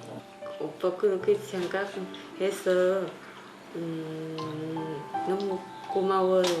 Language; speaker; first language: Korean; non-native, learner; Vietnamese